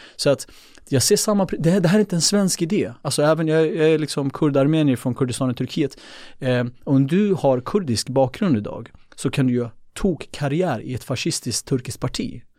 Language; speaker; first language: Swedish; early bilingual, other home language; Kurdish